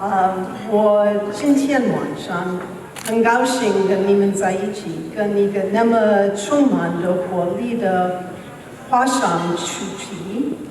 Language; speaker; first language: Chinese; non-native, learner; English